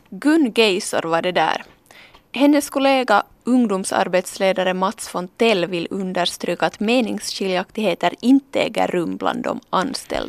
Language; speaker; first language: Swedish; native; Swedish